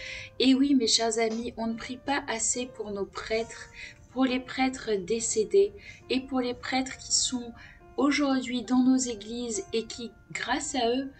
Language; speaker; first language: French; native; French